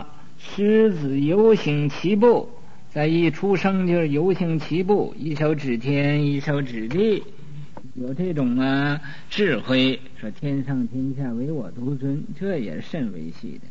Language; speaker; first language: Chinese; native; Chinese